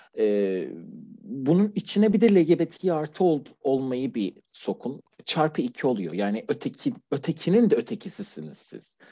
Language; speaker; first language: Turkish; non-native, fluent; Persian